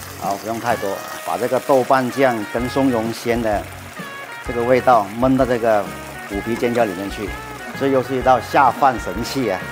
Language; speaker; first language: Chinese; native; Chinese